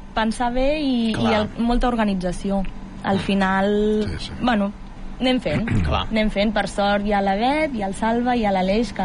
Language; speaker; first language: Catalan; native; Catalan